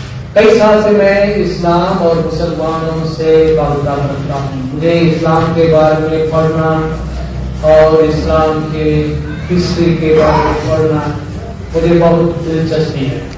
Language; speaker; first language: Hindi; non-native, local second language; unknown